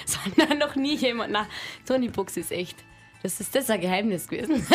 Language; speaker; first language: German; native; German